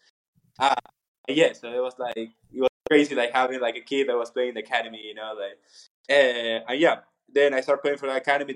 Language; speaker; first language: English; non-native, fluent; Spanish